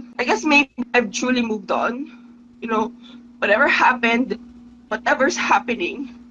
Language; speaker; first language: Filipino; native; Filipino